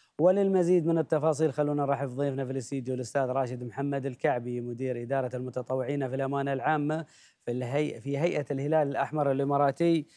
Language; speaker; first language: Arabic; native; Arabic